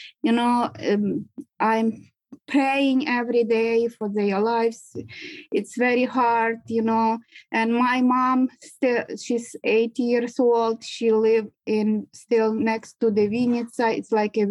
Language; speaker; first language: English; non-native, learner; Ukrainian